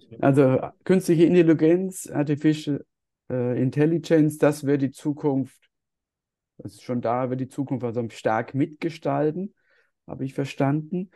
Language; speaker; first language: German; native; German